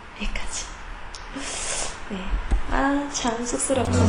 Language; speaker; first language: Korean; native; Korean